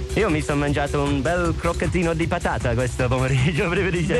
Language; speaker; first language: Italian; non-native, fluent; English